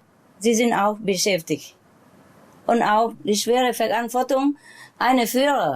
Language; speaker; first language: German; non-native, learner; Vietnamese